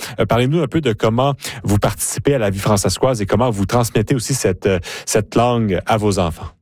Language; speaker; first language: French; native; French